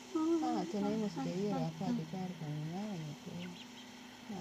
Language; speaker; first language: Spanish; non-native, learner; English